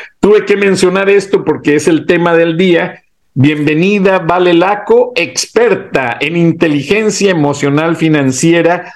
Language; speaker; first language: Spanish; native; Spanish